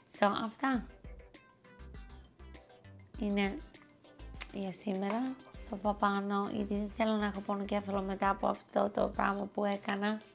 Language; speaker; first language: Greek; early bilingual, heritage; English